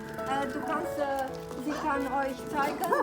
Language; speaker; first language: German; non-native, fluent; Romanian